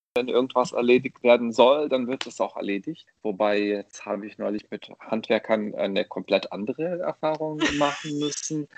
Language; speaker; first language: German; non-native, fluent; Bosnian